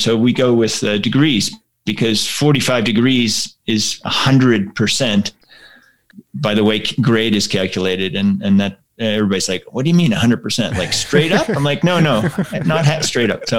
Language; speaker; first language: English; native; English